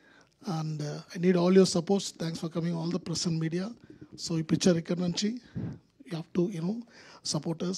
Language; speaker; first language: Telugu; non-native, learner; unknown